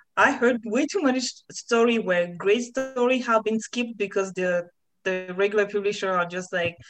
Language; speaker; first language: English; non-native, fluent; French